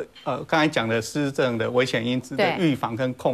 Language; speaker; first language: Chinese; native; Chinese